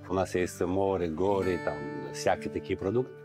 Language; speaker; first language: Russian; non-native, learner; Italian